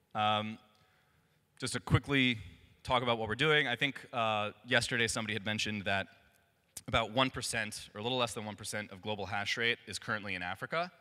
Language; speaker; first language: English; native; English